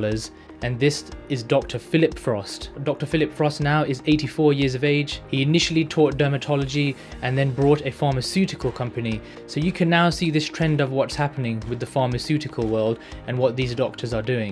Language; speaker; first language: English; native; English